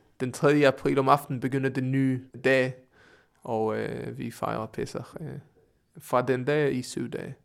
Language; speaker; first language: Danish; non-native, fluent; Hebrew